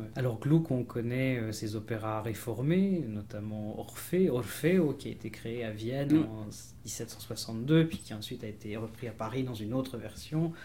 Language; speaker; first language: French; native; French